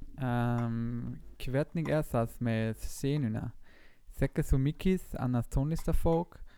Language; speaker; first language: Icelandic; non-native, learner; German